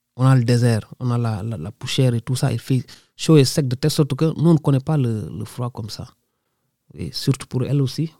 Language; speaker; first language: French; non-native, local second language; Wolof